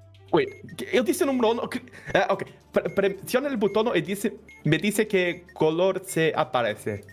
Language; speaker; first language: Spanish; non-native, learner; Portuguese